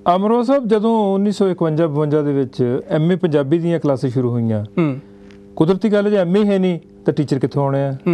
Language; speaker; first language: Punjabi; native; Punjabi